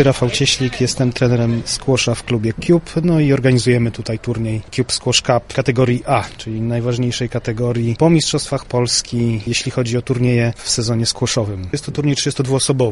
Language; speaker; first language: Polish; native; Polish